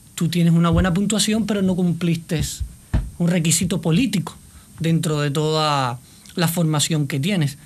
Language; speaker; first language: Spanish; native; Spanish